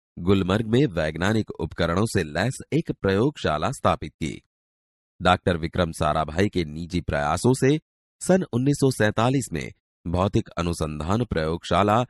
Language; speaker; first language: Hindi; non-native, local second language; Gujarati